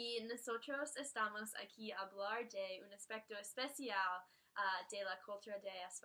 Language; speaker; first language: Spanish; non-native, learner; English